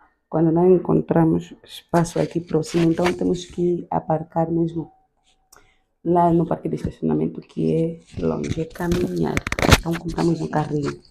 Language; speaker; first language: Portuguese; native; Portuguese